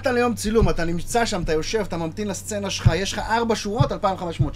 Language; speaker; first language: Hebrew; native; Hebrew